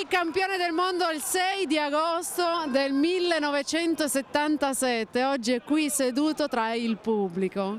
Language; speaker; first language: Italian; native; Italian